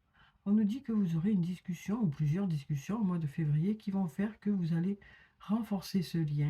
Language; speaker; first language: French; native; French